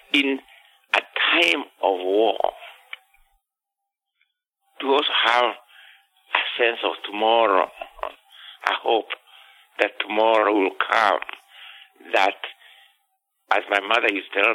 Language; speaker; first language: English; non-native, local second language; Kikuyu